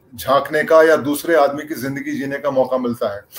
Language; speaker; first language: Hindi; native; Hindi